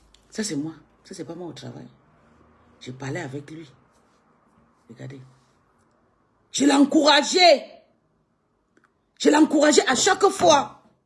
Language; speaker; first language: French; native; French